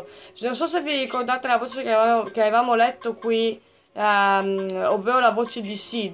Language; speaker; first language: Italian; native; Italian